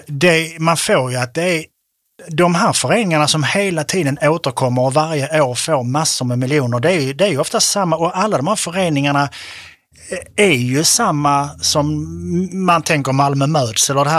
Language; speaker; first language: Swedish; native; Swedish